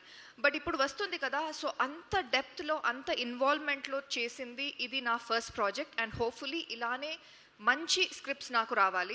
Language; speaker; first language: Telugu; non-native, learner; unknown